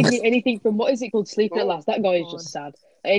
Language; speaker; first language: English; native; English